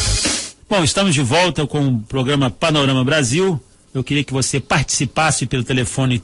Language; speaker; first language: Portuguese; native; Portuguese